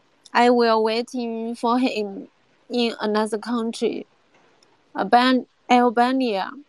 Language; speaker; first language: English; non-native, learner; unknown